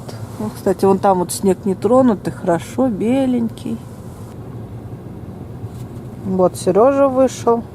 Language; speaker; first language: Russian; native; Russian